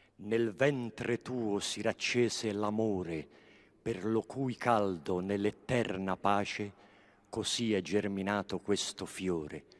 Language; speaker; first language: Italian; native; Italian